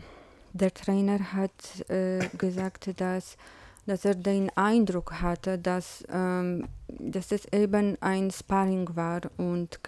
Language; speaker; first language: German; non-native, fluent; Polish